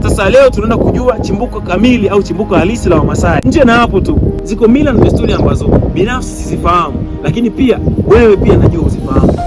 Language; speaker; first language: Swahili; native; Swahili